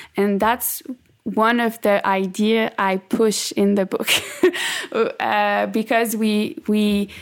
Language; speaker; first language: English; non-native, fluent; French